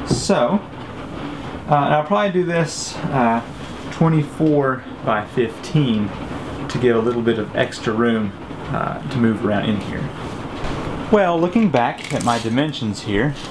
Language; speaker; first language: English; native; English